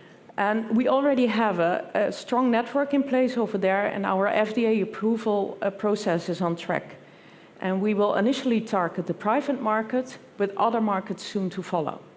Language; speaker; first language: English; non-native, fluent; Dutch